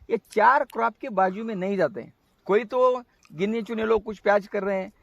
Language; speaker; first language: Hindi; non-native, local second language; Marathi